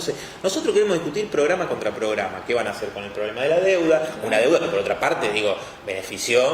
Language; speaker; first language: Spanish; native; Spanish